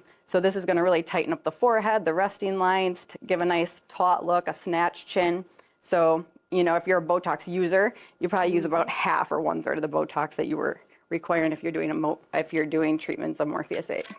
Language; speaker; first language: English; native; English